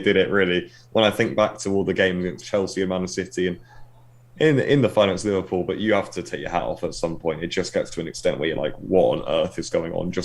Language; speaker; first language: English; native; English